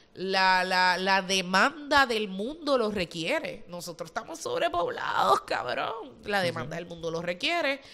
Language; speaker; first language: Spanish; native; Spanish